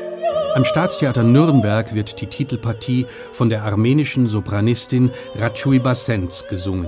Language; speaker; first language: German; native; German